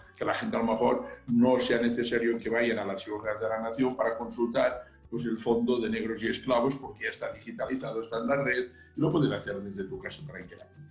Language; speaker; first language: Spanish; non-native, local second language; Catalan